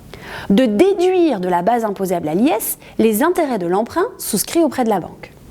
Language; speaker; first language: French; native; French